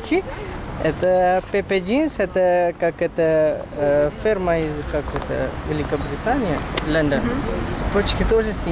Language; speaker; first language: Russian; non-native, learner; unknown